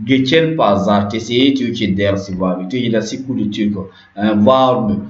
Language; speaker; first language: Turkish; non-native, learner; French